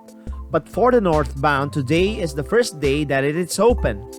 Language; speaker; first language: English; non-native, local second language; Filipino